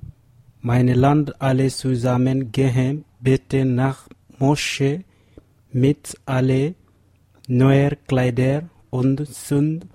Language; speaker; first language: German; non-native, learner; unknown